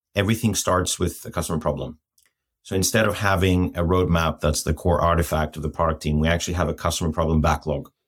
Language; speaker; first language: English; non-native, fluent; Greek